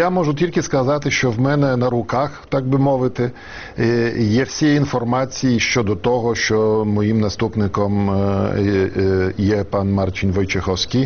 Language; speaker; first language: Ukrainian; non-native, fluent; Polish